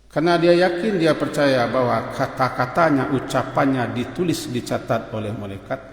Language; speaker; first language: Malay; non-native, local second language; Minangkabau